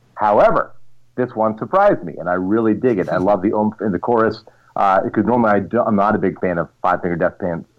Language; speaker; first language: English; native; English